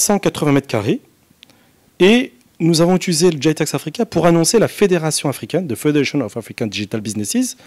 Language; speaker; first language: French; non-native, local second language; Arabic